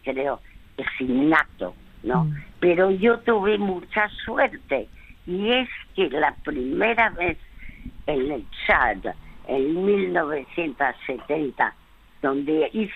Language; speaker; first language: Spanish; early bilingual, other home language; French